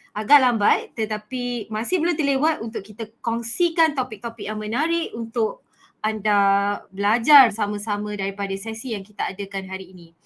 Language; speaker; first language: Malay; native; Malay